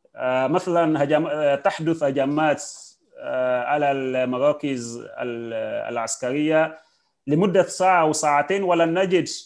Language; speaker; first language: Arabic; non-native, fluent; Yoruba